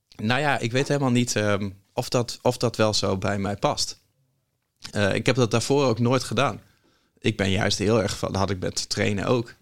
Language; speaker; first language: Dutch; native; Dutch